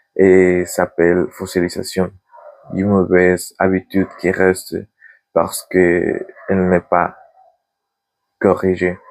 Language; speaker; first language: French; non-native, learner; Spanish